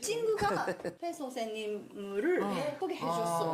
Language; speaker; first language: Korean; non-native, learner; Japanese